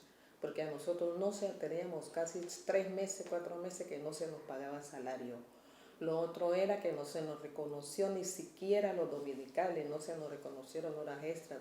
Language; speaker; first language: Spanish; native; Spanish